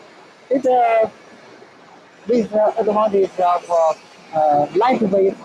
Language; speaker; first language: English; non-native, learner; Chinese